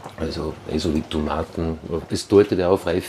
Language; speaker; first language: German; native; German